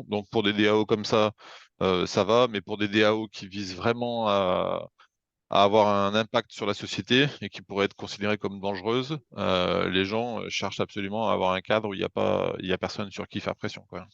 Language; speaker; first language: French; native; French